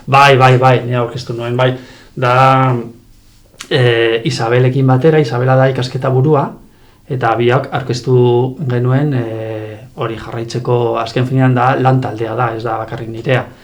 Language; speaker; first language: Basque; non-native, local second language; Spanish